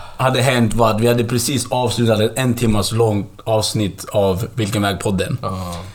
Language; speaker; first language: Swedish; early bilingual, other home language; Kurdish